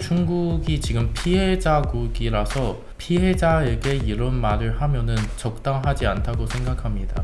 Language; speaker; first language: Korean; non-native, learner; Chinese